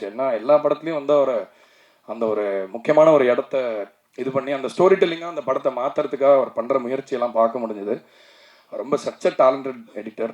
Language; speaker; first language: Tamil; native; Tamil